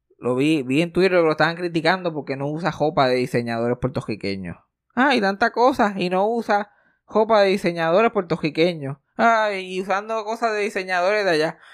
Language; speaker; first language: Spanish; native; Spanish